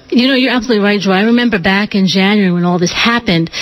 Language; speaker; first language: English; native; English